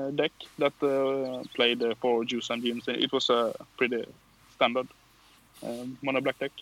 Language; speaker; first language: English; non-native, fluent; Swedish